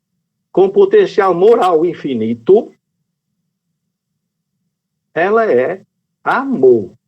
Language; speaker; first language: Portuguese; native; Portuguese